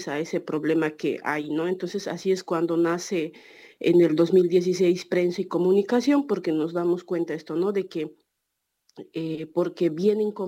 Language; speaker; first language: Spanish; native; Spanish